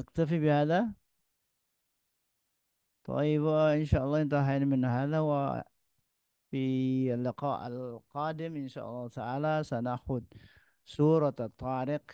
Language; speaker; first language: Arabic; non-native, fluent; Indonesian